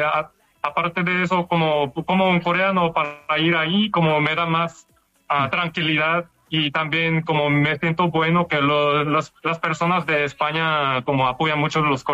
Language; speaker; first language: Spanish; non-native, fluent; Korean